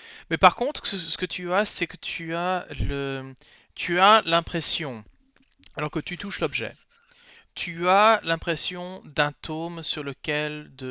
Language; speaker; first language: French; native; French